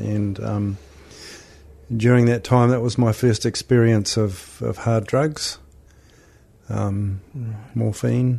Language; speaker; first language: English; native; English